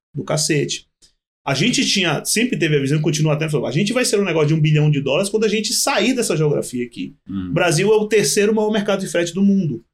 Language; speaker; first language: Portuguese; native; Portuguese